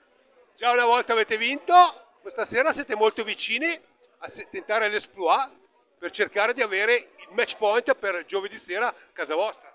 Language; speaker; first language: Italian; native; Italian